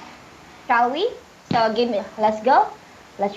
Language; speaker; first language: English; non-native, fluent; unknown